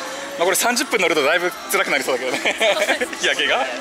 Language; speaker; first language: Japanese; native; Japanese